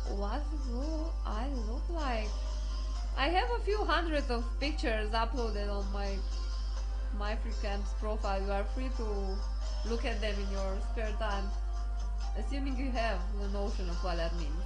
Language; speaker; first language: English; non-native, fluent; Romanian